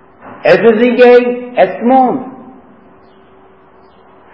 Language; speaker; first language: Hungarian; non-native, fluent; English